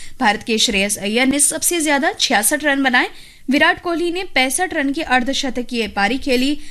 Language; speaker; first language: Hindi; native; Hindi